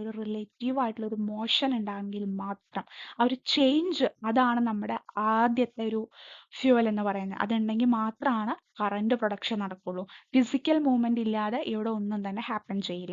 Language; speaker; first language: Malayalam; native; Malayalam